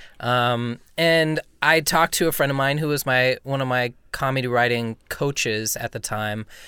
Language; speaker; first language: English; native; English